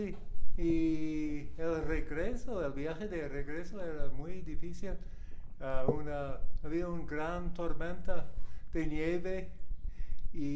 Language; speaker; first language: Spanish; non-native, learner; English